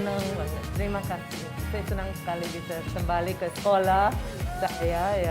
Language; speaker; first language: Indonesian; non-native, fluent; English